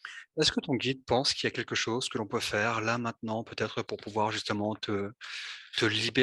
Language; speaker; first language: French; native; French